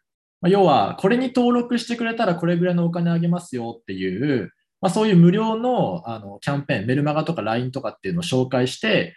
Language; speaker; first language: Japanese; native; Japanese